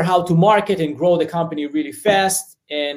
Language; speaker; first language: English; non-native, fluent; Hebrew